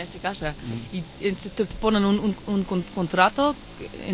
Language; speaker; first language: Spanish; non-native, fluent; Dutch